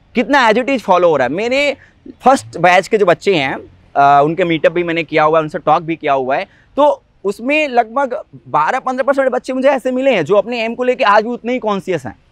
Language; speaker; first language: Hindi; native; Hindi